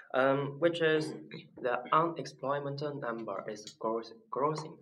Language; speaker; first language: English; non-native, learner; Chinese